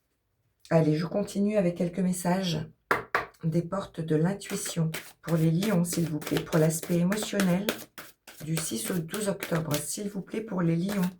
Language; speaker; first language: French; native; French